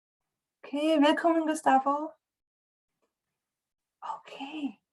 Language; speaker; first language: German; non-native, learner; Dutch